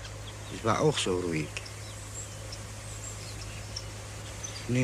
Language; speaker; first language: German; non-native, learner; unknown